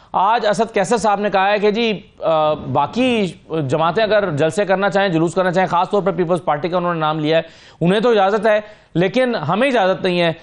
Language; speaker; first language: Urdu; non-native, local second language; Punjabi